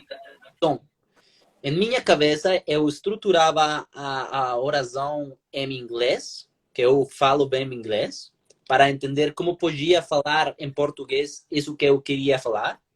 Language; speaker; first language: Portuguese; non-native, learner; Spanish